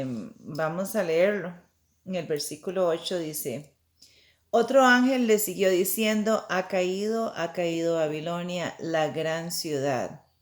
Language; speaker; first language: Spanish; native; Spanish